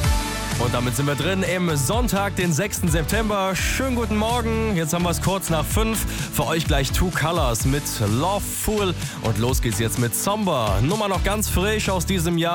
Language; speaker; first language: German; native; German